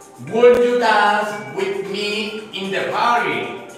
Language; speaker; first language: English; non-native, learner; Spanish